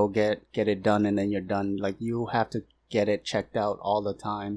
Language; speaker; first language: English; non-native, local second language; Cantonese